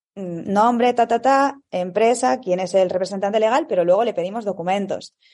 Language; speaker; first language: Spanish; native; Spanish